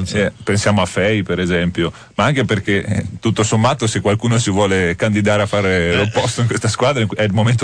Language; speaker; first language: Italian; native; Italian